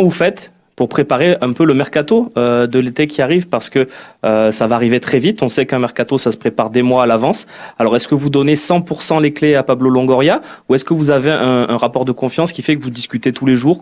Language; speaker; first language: French; native; French